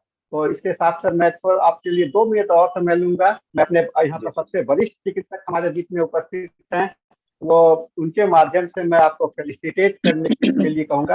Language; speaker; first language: Hindi; native; Hindi